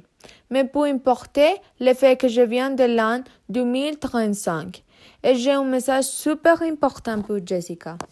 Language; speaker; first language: French; non-native, learner; Spanish